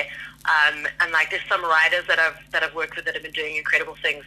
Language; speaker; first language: English; native; English